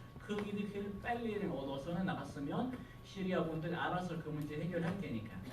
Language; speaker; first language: Korean; non-native, fluent; Arabic